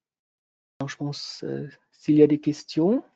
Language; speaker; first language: French; non-native, local second language; German